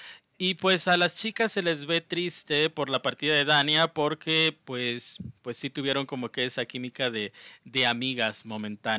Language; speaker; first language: Spanish; native; Spanish